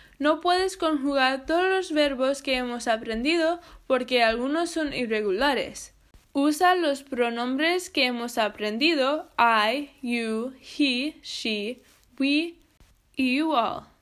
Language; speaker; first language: Spanish; non-native, fluent; English